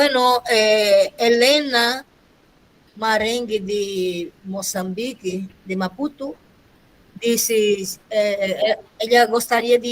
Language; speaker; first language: Spanish; non-native, fluent; Portuguese